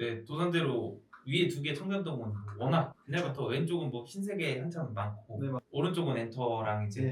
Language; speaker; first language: Korean; native; Korean